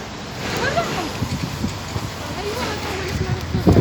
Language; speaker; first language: Arabic; non-native, learner; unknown